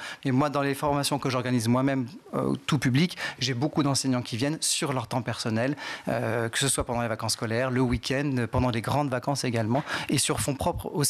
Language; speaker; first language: French; native; French